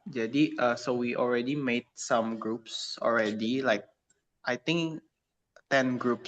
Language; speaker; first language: English; non-native, fluent; Indonesian